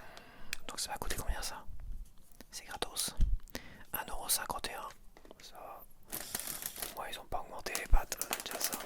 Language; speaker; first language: French; native; French